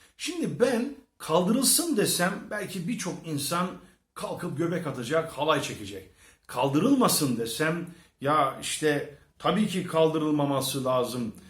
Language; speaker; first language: Turkish; early bilingual, heritage; Turkish